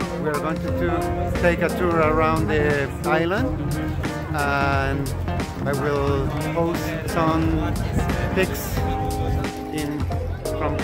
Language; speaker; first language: English; non-native, fluent; Spanish